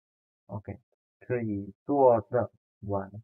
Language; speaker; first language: Chinese; non-native, fluent; Indonesian